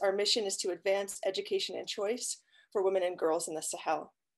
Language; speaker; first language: English; native; English